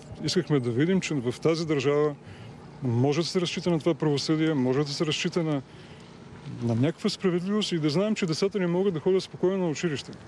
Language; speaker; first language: Bulgarian; native; Bulgarian